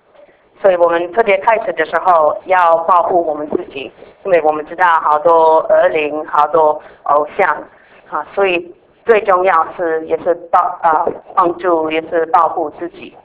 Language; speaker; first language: Chinese; non-native, fluent; English